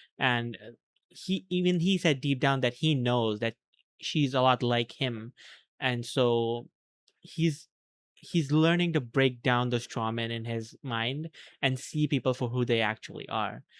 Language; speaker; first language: English; native; English